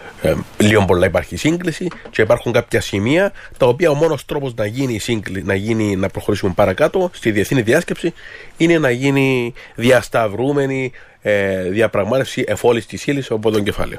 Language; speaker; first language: Greek; native; Greek